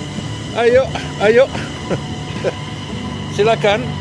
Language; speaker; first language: Indonesian; non-native, learner; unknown